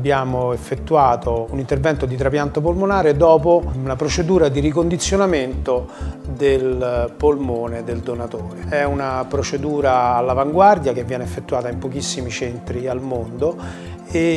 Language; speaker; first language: Italian; native; Italian